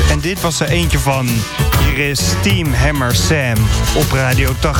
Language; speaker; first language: Dutch; native; Dutch